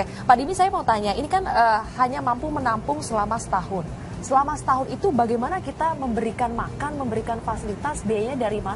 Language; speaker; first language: Indonesian; native; Indonesian